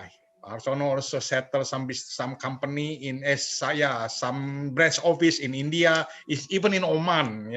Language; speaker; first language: English; non-native, fluent; Indonesian